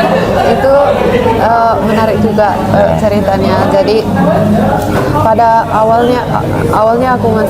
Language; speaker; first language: Indonesian; non-native, fluent; Finnish